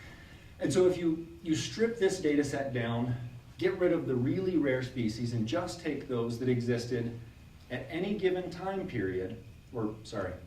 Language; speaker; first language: English; native; English